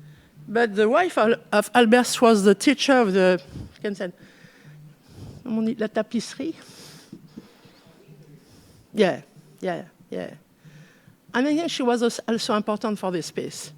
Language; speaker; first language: English; non-native, learner; French